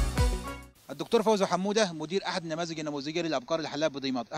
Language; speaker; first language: Arabic; native; Arabic